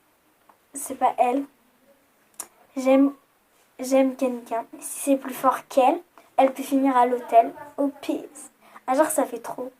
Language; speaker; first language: French; native; French